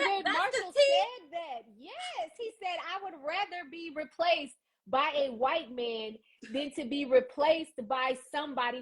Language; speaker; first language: English; native; English